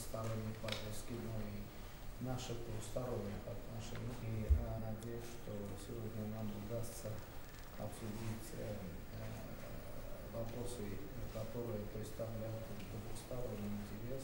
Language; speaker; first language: Russian; non-native, local second language; Armenian